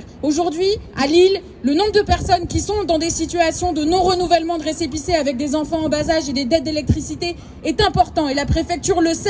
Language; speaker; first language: French; native; French